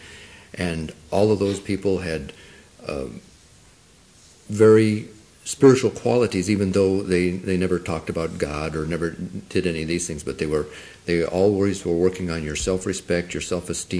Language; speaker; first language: English; non-native, local second language; Spanish